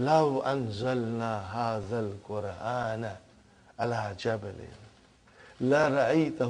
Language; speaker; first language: Arabic; non-native, fluent; Urdu